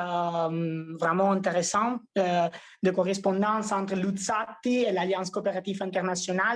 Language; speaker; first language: French; non-native, fluent; Italian